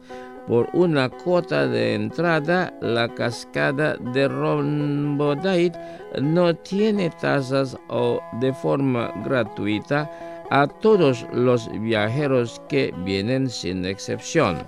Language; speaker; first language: Spanish; non-native, fluent; Indonesian